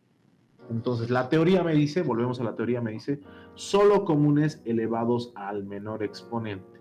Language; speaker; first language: Spanish; native; Spanish